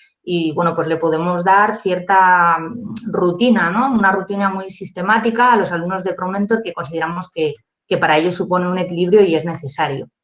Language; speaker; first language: Spanish; native; Spanish